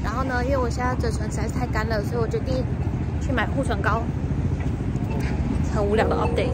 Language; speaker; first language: Chinese; native; Chinese